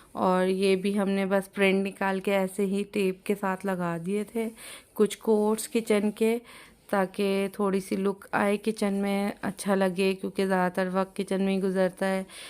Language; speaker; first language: Urdu; native; Urdu